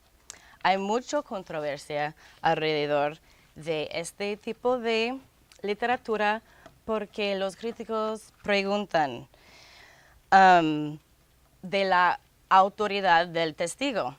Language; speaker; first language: Spanish; non-native, fluent; English